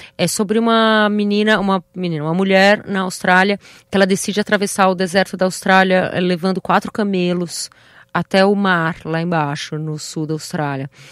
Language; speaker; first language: Portuguese; native; Portuguese